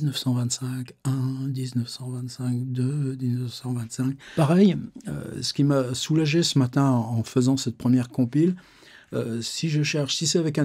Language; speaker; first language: French; native; French